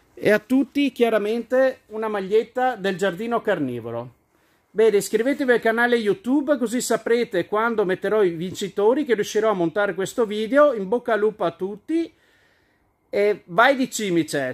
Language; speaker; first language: Italian; native; Italian